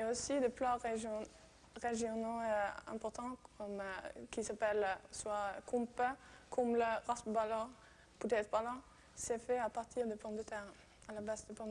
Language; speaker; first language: French; non-native, fluent; Norwegian